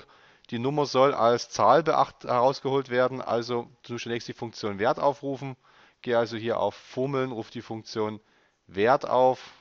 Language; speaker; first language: German; native; German